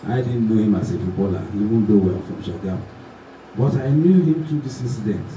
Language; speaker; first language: English; non-native, local second language; Yoruba